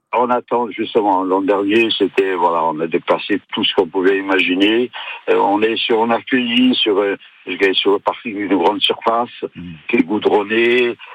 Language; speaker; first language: French; native; French